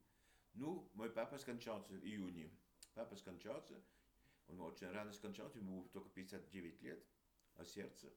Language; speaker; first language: Russian; early bilingual, heritage; Russian